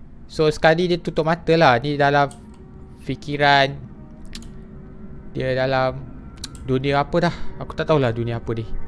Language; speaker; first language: Malay; native; Malay